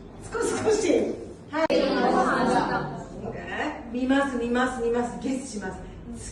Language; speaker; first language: Japanese; non-native, learner; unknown